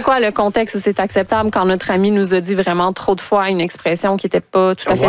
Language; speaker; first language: French; native; French